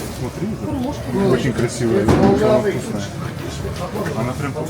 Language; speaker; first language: Russian; native; Russian